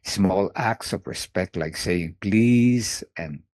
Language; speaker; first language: English; non-native, local second language; Filipino